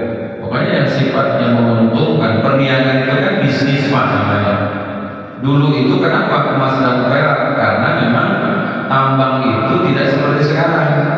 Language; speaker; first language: Indonesian; native; Indonesian